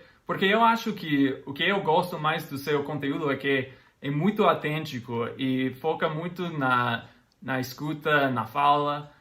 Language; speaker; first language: Portuguese; non-native, fluent; English